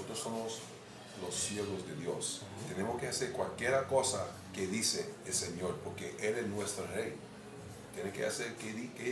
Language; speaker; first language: Spanish; non-native, fluent; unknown